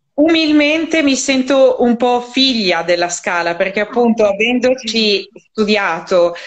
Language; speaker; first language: Italian; native; Italian